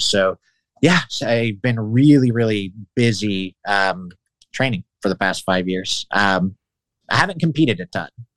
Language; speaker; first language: English; native; English